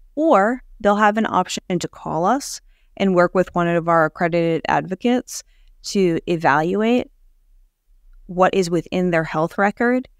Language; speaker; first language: English; native; English